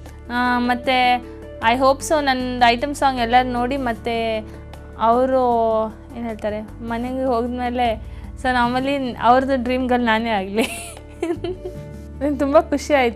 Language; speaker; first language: Kannada; non-native, local second language; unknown